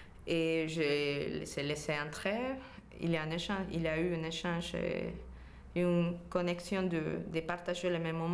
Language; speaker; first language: French; non-native, fluent; Spanish